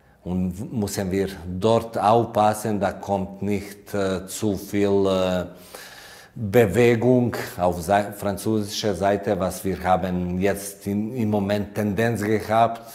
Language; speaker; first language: German; non-native, learner; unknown